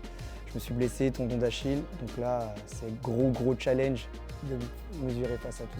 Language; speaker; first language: French; native; French